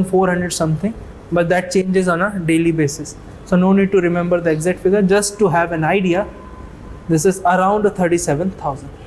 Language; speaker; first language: English; non-native, local second language; Hindi